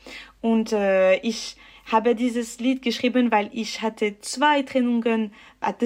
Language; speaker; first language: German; non-native, learner; French